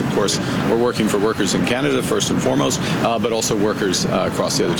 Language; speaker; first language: English; native; English